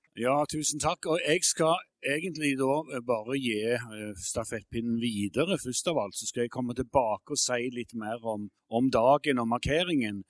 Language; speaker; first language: Norwegian; native; Norwegian